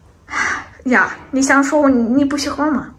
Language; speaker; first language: Chinese; non-native, learner; Ukrainian